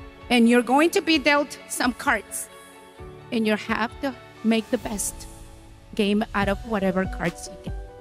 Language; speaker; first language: English; non-native, fluent; Spanish